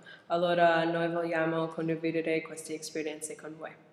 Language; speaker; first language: Italian; non-native, learner; English